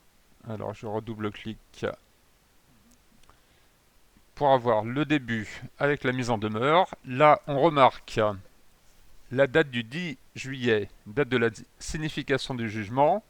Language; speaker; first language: French; native; French